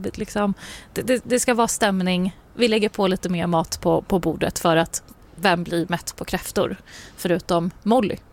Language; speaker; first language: Swedish; native; Swedish